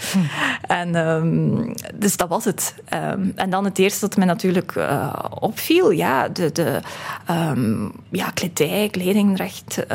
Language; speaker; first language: Dutch; early bilingual, other home language; Russian